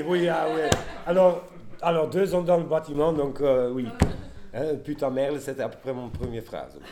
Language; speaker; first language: French; non-native, learner; Dutch